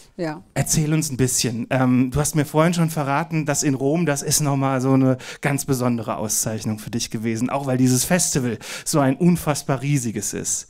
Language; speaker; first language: German; native; German